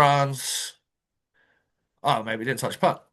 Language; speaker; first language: English; native; English